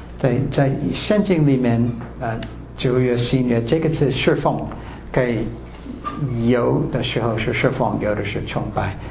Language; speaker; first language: Chinese; non-native, fluent; English